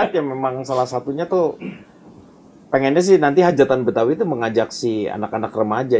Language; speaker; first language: Indonesian; native; Indonesian